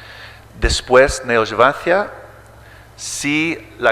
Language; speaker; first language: Spanish; early bilingual, heritage; English